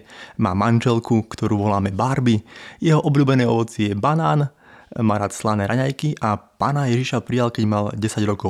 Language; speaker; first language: Slovak; native; Slovak